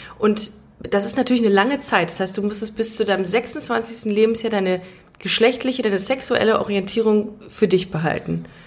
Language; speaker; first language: German; native; German